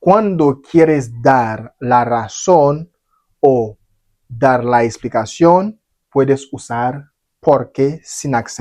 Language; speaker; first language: Spanish; non-native, fluent; Haitian Creole